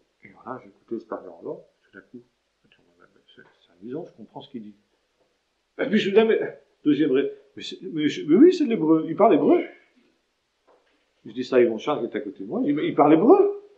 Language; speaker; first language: French; native; French